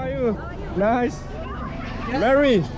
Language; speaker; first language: English; non-native, learner; French